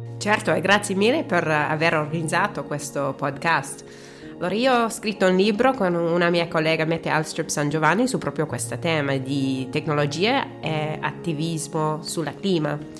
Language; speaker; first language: Italian; non-native, learner; English